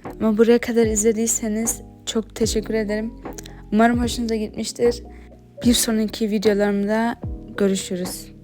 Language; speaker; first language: Turkish; early bilingual, heritage; Turkish